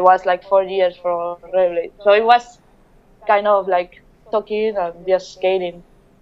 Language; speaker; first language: English; non-native, fluent; Spanish